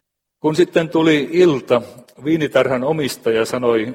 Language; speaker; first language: Finnish; native; Finnish